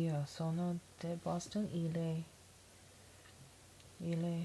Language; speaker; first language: Italian; non-native, learner; English